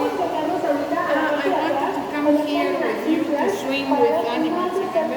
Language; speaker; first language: English; non-native, learner; Spanish